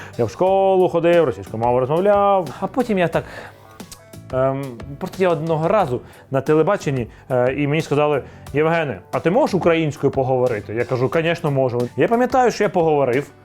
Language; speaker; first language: Ukrainian; non-native, local second language; Russian